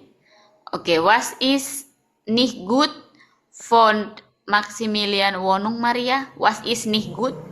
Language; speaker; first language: German; non-native, learner; Indonesian